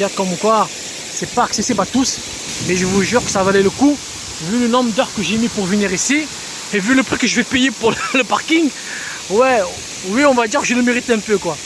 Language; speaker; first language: French; native; French